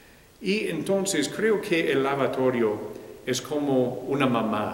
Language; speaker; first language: Spanish; non-native, fluent; English